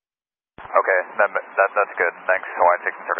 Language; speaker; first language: English; native; English